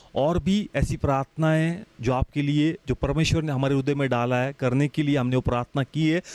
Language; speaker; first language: Hindi; non-native, local second language; Marathi